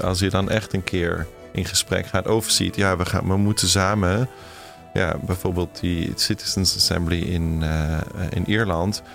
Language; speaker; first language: Dutch; non-native, fluent; German